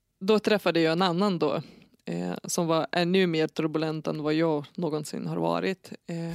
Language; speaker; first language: Swedish; non-native, fluent; Lithuanian